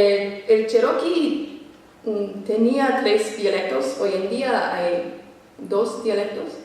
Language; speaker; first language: Spanish; non-native, fluent; English